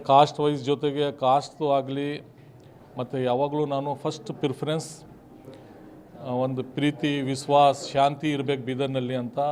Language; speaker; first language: Kannada; non-native, local second language; Urdu